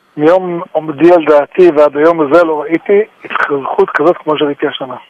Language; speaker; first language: Hebrew; native; Hebrew